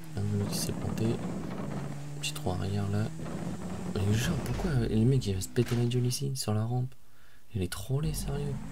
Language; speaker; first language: French; native; French